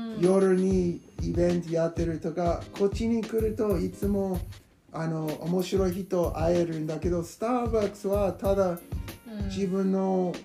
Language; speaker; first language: Japanese; non-native, learner; English